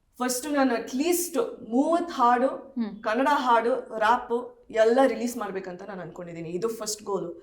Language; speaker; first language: Kannada; early bilingual, heritage; Kannada